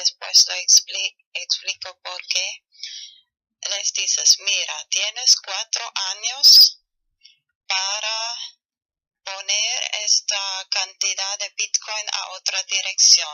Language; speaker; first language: Spanish; non-native, fluent; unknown